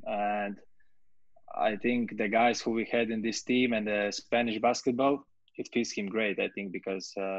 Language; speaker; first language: English; non-native, fluent; Latvian